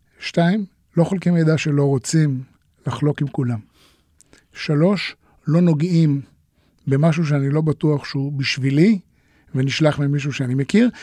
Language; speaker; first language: Hebrew; native; Hebrew